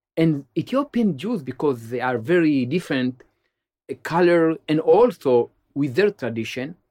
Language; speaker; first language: English; non-native, learner; Amharic